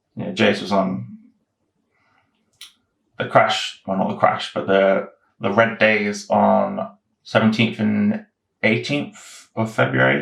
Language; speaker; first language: English; native; English